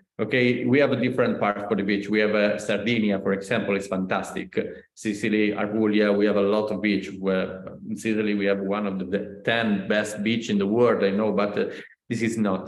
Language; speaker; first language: English; non-native, learner; Italian